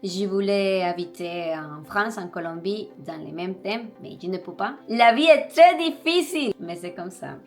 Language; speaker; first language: French; non-native, learner; Spanish